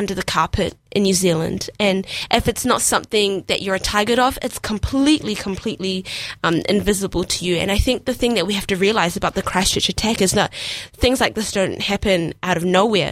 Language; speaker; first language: English; non-native, local second language; Somali